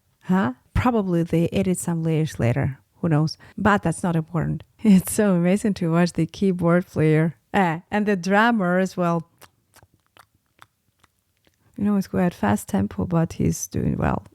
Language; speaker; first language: English; non-native, fluent; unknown